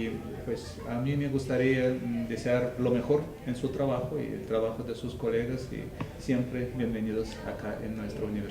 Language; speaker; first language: Spanish; non-native, fluent; Russian